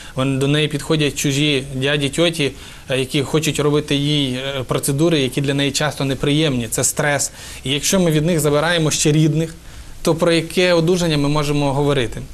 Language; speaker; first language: Ukrainian; native; Ukrainian